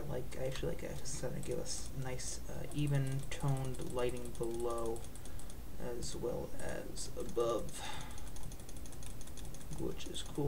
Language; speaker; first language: English; native; English